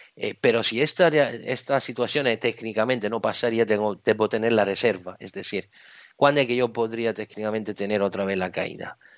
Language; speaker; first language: Spanish; non-native, fluent; Italian